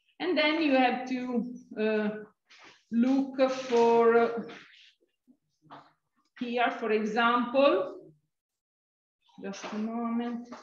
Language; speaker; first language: English; non-native, fluent; Italian